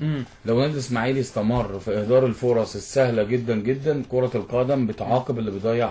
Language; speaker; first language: Arabic; native; Arabic